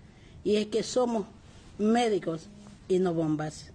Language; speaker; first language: Spanish; native; Spanish